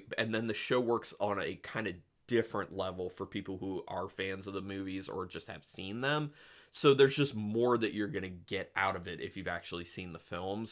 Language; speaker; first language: English; native; English